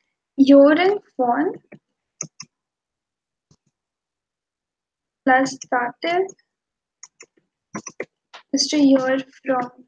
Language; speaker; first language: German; non-native, fluent; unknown